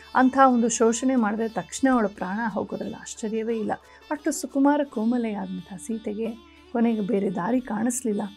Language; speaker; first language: Kannada; native; Kannada